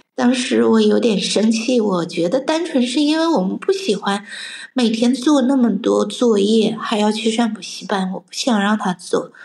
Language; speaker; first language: Chinese; native; Chinese